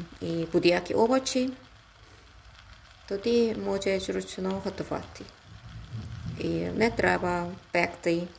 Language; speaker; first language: Ukrainian; non-native, learner; Korean